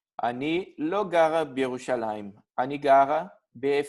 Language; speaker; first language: Hebrew; non-native, fluent; Portuguese